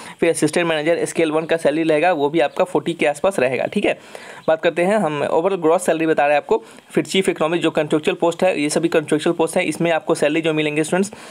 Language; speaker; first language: Hindi; native; Hindi